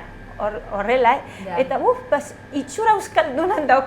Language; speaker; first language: Basque; non-native, learner; Arabic